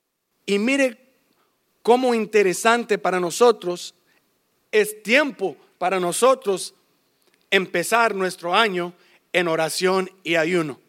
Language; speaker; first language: Spanish; early bilingual, heritage; English